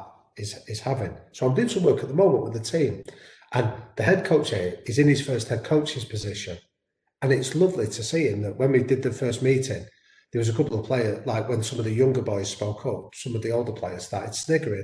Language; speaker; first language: English; native; English